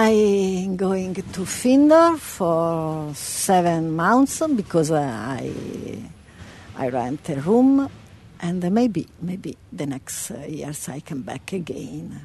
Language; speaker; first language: English; non-native, learner; Italian